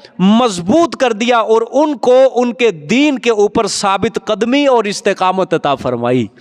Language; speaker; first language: Urdu; non-native, local second language; Punjabi